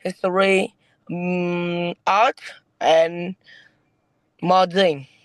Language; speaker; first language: English; non-native, learner; Vietnamese